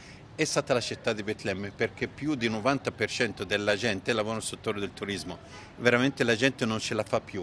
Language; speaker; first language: Italian; non-native, fluent; Arabic